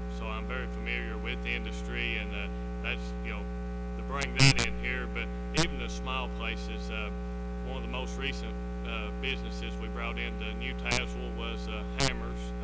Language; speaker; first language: English; native; English